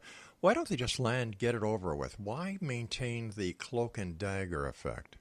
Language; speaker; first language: English; native; English